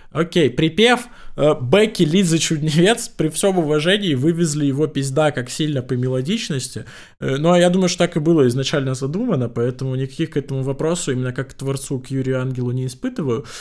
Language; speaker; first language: Russian; native; Russian